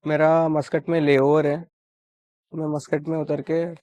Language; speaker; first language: Hindi; non-native, local second language; Telugu